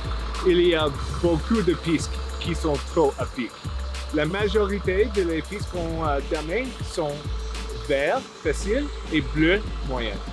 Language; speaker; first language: French; non-native, local second language; English